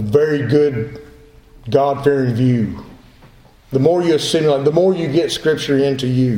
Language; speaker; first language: English; native; English